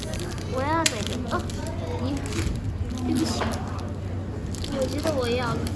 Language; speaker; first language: Chinese; non-native, learner; Tibetan